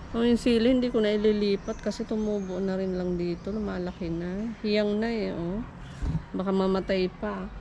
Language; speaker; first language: Filipino; non-native, local second language; Bikol